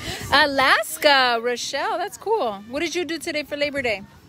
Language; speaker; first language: English; early bilingual, other home language; Spanish